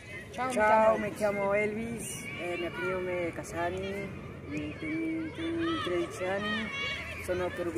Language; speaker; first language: Italian; non-native, learner; Spanish